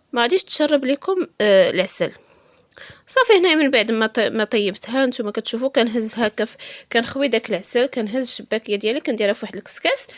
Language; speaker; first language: Arabic; native; Arabic